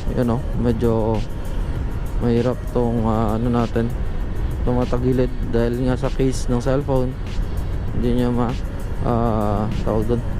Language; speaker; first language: Filipino; non-native, local second language; Aklanon